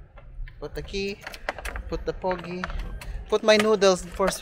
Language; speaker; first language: English; non-native, local second language; Filipino